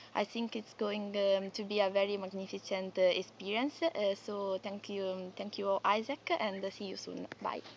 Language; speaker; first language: English; non-native, fluent; Italian